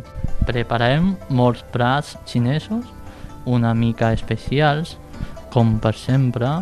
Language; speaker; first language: Catalan; non-native, learner; Chinese